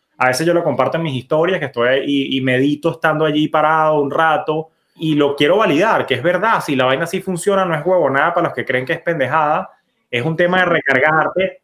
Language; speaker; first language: Spanish; native; Spanish